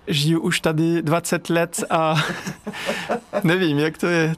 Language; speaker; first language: Czech; non-native, fluent; French